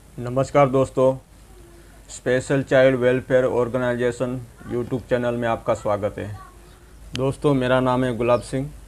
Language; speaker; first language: Hindi; non-native, local second language; Gujarati